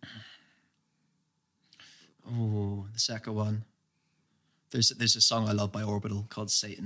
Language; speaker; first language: English; native; English